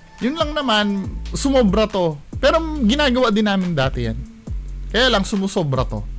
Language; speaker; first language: Filipino; native; Filipino